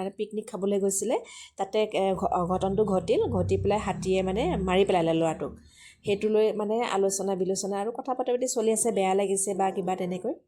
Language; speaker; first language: Assamese; non-native, local second language; Manipuri